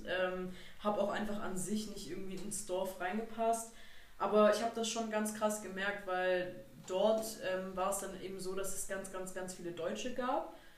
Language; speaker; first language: German; native; German